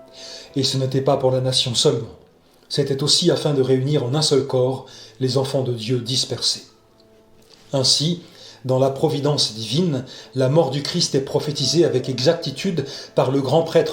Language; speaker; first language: French; native; French